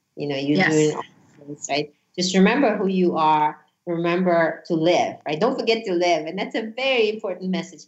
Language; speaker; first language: English; non-native, fluent; Russian